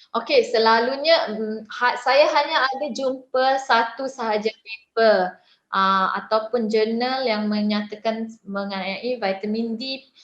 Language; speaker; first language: Malay; native; Malay